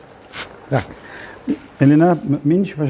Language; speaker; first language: Russian; non-native, learner; French